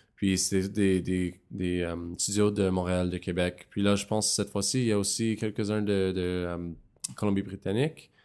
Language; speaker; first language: French; non-native, local second language; English